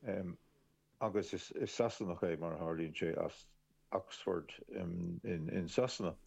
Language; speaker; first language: Irish; native; Irish